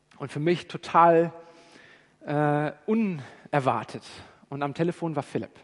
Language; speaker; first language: German; native; German